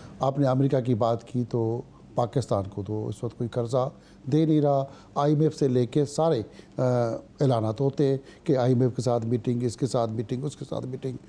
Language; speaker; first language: Urdu; non-native, local second language; Sindhi